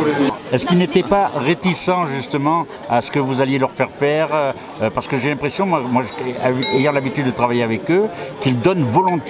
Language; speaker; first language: French; native; French